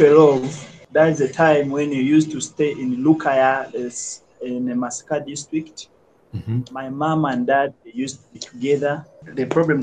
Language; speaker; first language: English; non-native, local second language; Ganda